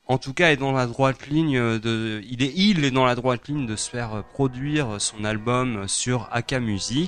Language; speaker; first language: French; native; French